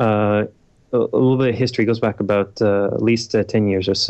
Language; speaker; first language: English; native; English